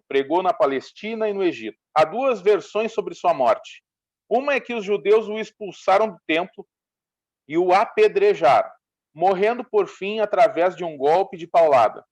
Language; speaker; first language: Portuguese; native; Portuguese